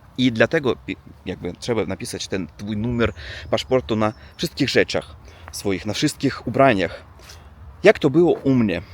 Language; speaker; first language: Polish; non-native, learner; Russian